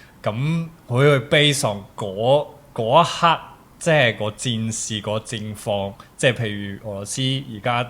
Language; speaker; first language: Cantonese; native; Cantonese